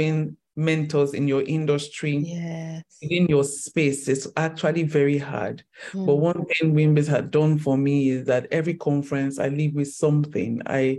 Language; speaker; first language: English; non-native, local second language; Yoruba